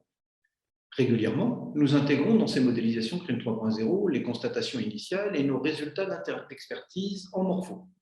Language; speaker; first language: French; native; French